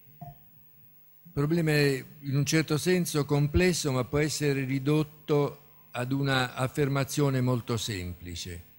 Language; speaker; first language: Italian; native; Italian